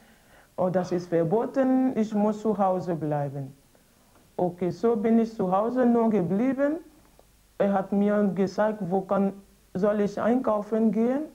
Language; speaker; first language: German; non-native, learner; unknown